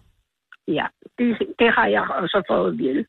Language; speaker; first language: Danish; non-native, learner; Polish